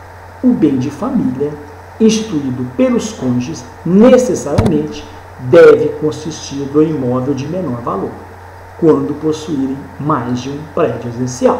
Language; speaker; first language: Portuguese; native; Portuguese